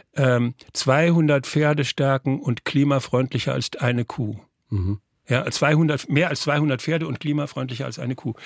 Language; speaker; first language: German; native; German